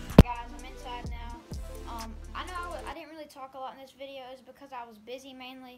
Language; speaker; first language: English; native; English